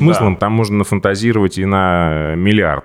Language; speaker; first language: Russian; native; Russian